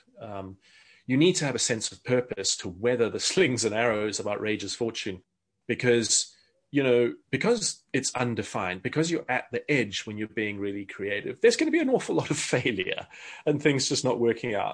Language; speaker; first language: English; native; English